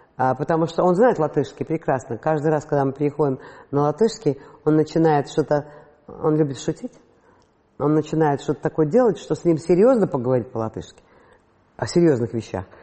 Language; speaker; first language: Russian; non-native, local second language; Latvian